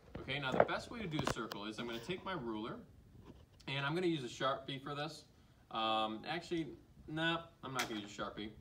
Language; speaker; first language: English; native; English